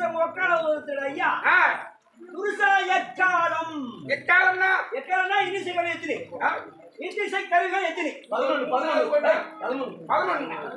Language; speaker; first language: Tamil; native; Tamil